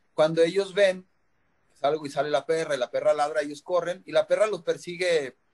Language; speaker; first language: Spanish; native; Spanish